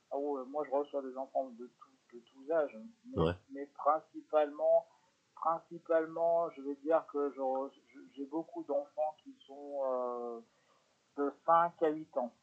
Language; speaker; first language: French; native; French